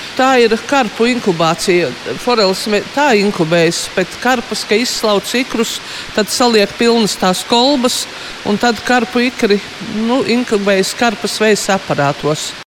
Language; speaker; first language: Latvian; native; Latvian